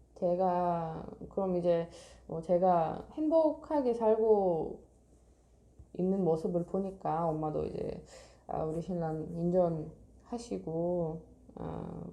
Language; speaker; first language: Korean; non-native, fluent; Russian